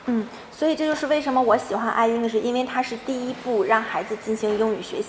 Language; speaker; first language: Chinese; native; Chinese